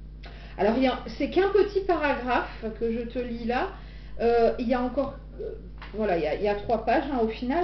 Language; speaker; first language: French; native; French